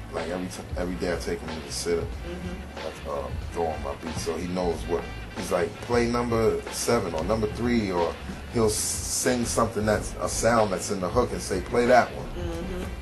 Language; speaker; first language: English; native; English